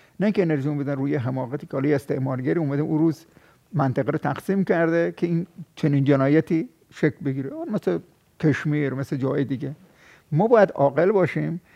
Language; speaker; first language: Persian; native; Persian